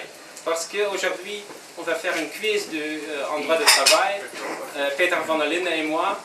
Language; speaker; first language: French; non-native, fluent; Dutch